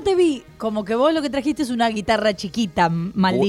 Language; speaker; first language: Spanish; native; Spanish